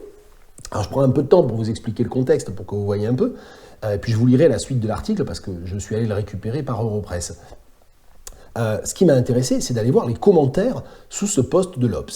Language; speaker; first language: French; native; French